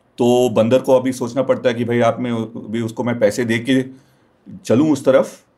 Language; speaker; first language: Hindi; non-native, local second language; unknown